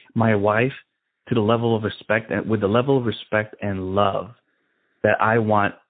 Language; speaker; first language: English; native; English